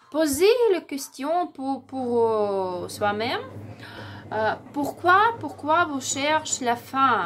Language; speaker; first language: French; non-native, learner; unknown